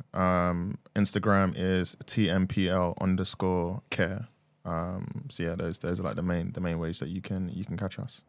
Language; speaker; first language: English; native; English